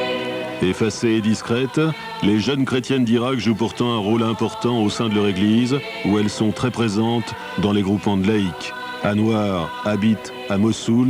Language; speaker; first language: French; native; French